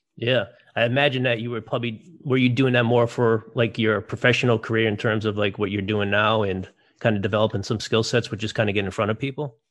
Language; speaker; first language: English; native; English